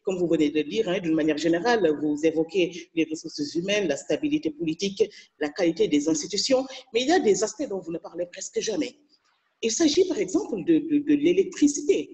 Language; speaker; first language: French; non-native, local second language; Wolof